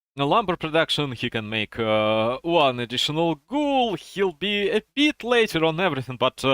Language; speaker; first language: English; non-native, fluent; Russian